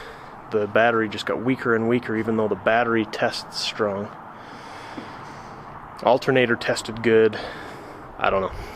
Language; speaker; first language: English; native; English